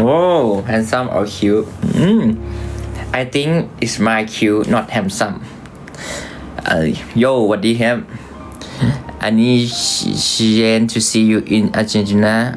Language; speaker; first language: English; non-native, learner; Thai